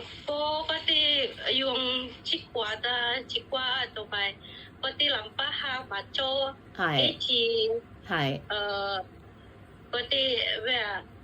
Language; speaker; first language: Cantonese; non-native, learner; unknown